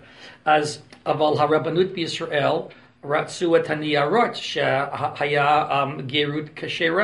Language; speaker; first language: Hebrew; non-native, fluent; English